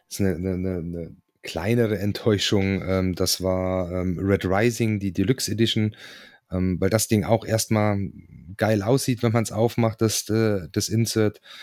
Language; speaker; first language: German; native; German